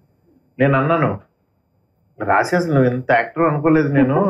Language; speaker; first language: Telugu; native; Telugu